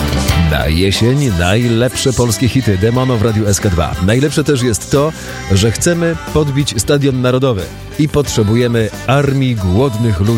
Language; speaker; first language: Polish; native; Polish